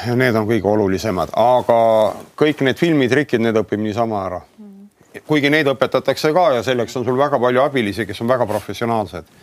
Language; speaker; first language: Estonian; native; Estonian